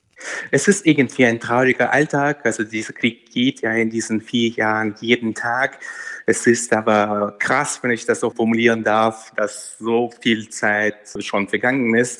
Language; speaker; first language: German; non-native, fluent; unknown